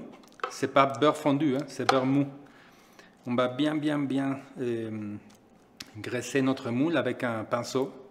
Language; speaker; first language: French; non-native, fluent; Spanish